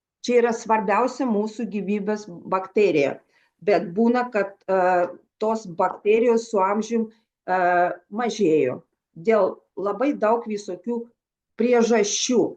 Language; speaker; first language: Lithuanian; non-native, local second language; Russian